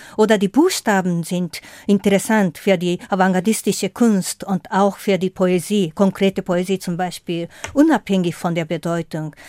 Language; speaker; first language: German; non-native, fluent; Japanese